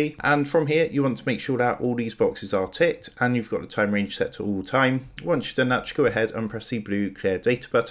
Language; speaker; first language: English; native; English